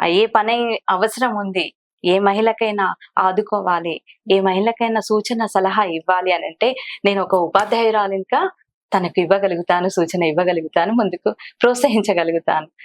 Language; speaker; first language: Telugu; non-native, local second language; Kannada